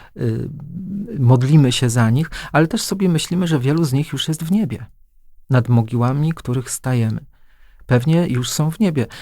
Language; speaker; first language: Polish; native; Polish